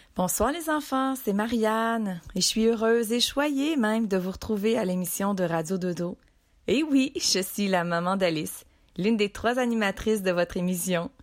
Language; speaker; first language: French; native; French